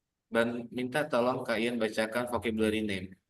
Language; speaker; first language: Indonesian; native; Indonesian